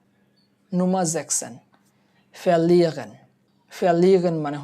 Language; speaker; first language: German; non-native, learner; Bangla